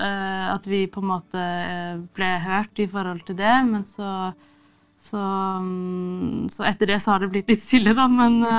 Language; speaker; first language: Norwegian; native; Norwegian